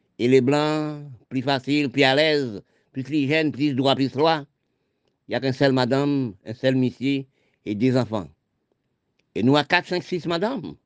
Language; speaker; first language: French; non-native, local second language; Haitian Creole